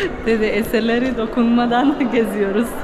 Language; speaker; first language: Turkish; non-native, fluent; Slovenian